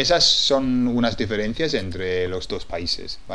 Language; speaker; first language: Spanish; non-native, fluent; English